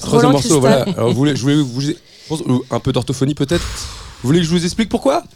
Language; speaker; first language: French; native; French